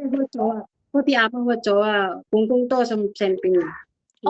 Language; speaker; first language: Cantonese; non-native, learner; Indonesian